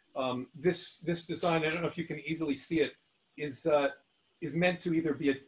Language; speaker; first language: English; native; English